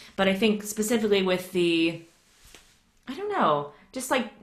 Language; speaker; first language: English; native; English